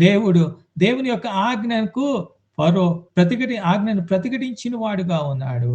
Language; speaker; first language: Telugu; native; Telugu